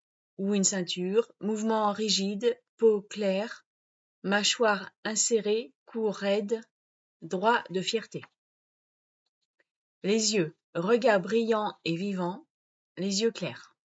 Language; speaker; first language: French; native; French